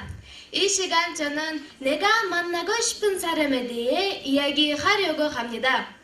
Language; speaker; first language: Korean; non-native, learner; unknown